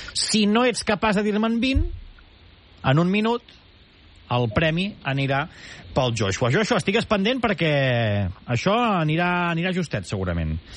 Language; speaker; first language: Catalan; native; Catalan